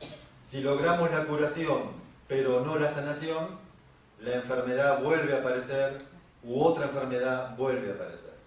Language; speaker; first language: Spanish; native; Spanish